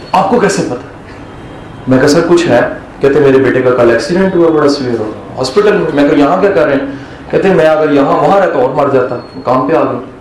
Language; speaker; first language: Urdu; non-native, local second language; Punjabi